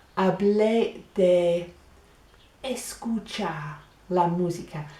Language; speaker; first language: Spanish; non-native, fluent; English